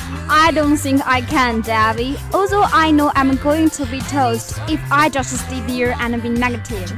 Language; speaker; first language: English; non-native, fluent; Chinese